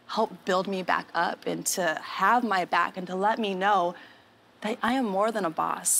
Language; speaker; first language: English; native; English